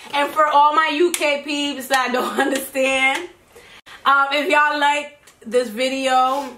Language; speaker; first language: English; early bilingual, other home language; Spanish